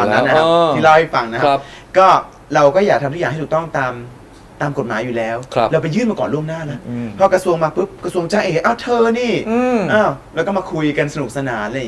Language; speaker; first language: Thai; native; Thai